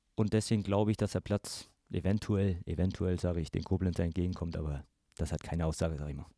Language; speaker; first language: German; native; German